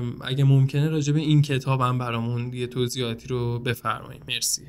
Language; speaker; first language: Persian; native; Persian